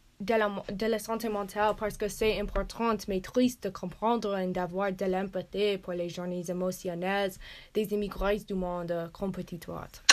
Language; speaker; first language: French; non-native, learner; English